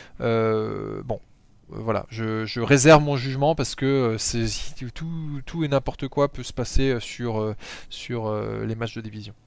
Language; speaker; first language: French; native; French